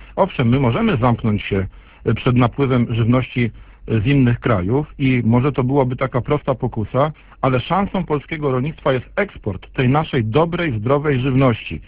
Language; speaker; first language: Polish; native; Polish